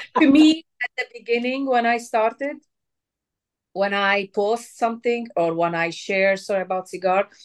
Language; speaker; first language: English; non-native, fluent; Arabic